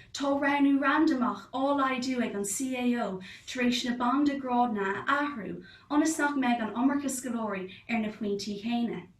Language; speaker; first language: Irish; non-native, local second language; English